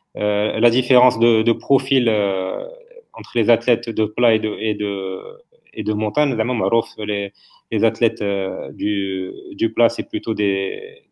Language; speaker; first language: French; non-native, local second language; Arabic